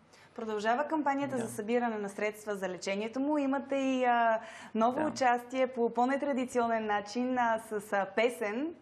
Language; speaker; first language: Bulgarian; native; Bulgarian